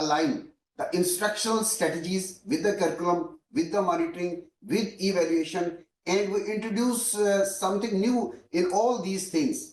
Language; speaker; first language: English; non-native, local second language; Urdu